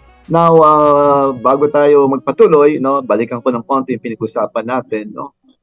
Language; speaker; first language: Filipino; native; Filipino